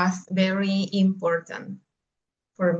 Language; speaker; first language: English; non-native, learner; Spanish